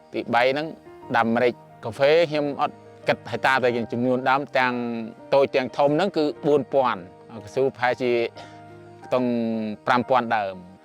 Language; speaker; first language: Khmer; non-native, local second language; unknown